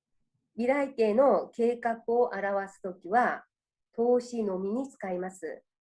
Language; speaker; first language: Japanese; non-native, fluent; Korean